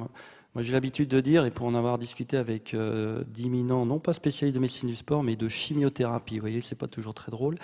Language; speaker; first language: French; native; French